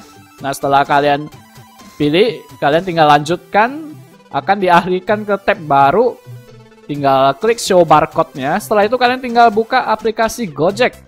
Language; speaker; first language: Indonesian; native; Indonesian